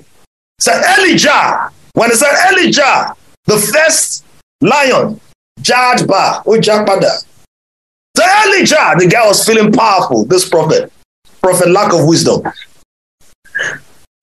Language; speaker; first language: English; non-native, local second language; Yoruba